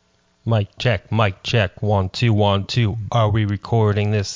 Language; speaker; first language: English; native; English